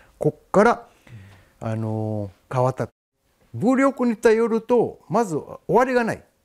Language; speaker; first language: Japanese; non-native, fluent; Hebrew